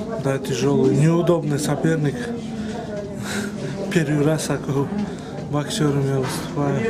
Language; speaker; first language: Russian; non-native, learner; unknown